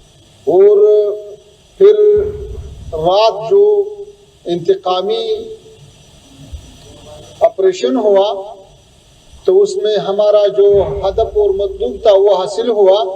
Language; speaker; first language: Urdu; non-native, fluent; Pashto